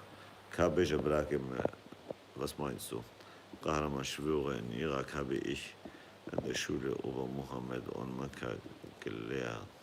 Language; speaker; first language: German; non-native, fluent; Kurdish